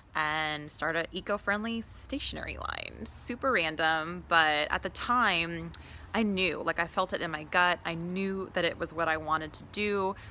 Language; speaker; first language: English; native; English